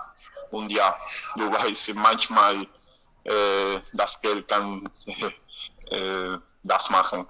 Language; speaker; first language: German; non-native, learner; Spanish